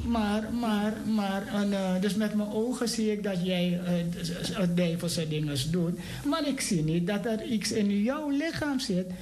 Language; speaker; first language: Dutch; native; Dutch